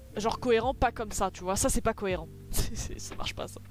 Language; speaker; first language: French; native; French